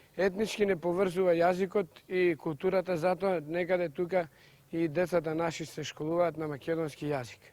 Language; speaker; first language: Macedonian; native; Macedonian